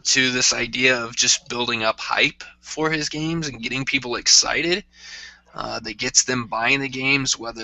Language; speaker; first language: English; native; English